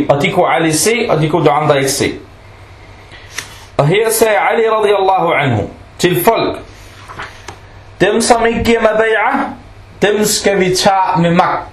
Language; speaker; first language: Danish; non-native, local second language; Arabic